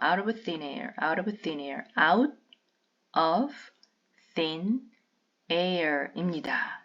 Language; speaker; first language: English; non-native, fluent; Korean